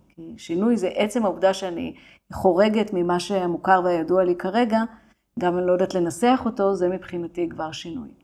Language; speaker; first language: Hebrew; native; Hebrew